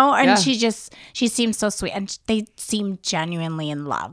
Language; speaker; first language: English; native; English